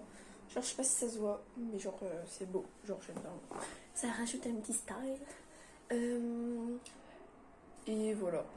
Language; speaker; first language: French; native; French